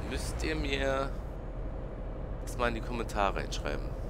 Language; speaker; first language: German; native; German